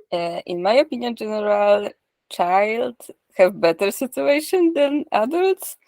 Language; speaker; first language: English; non-native, learner; Polish